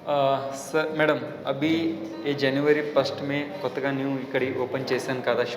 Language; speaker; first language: Telugu; non-native, local second language; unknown